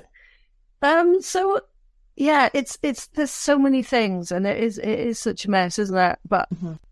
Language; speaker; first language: English; native; English